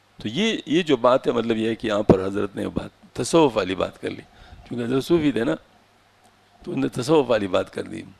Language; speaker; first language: Urdu; non-native, local second language; Pashto